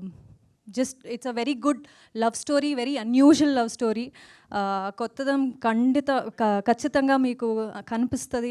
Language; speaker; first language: Telugu; non-native, fluent; Kannada